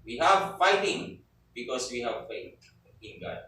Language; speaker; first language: English; non-native, local second language; Filipino